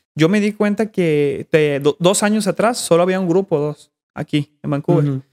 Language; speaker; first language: Spanish; native; Spanish